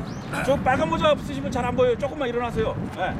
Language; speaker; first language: Korean; native; Korean